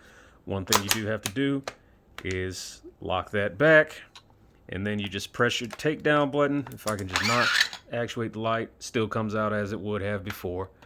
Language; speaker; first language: English; native; English